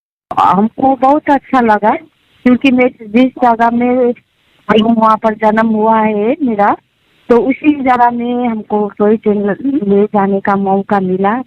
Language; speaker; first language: Hindi; non-native, local second language; Nepali